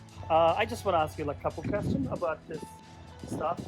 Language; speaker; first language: English; non-native, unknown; Turkish